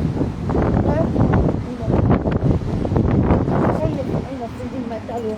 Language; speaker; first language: French; early bilingual, other home language; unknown